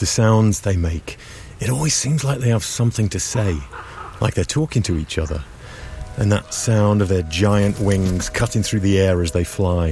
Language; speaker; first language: English; native; English